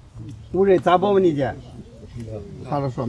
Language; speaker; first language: Russian; non-native, learner; Chinese